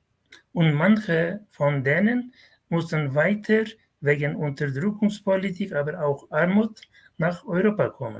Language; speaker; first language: German; non-native, fluent; Kurdish